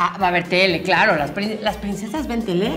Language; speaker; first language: Spanish; native; Spanish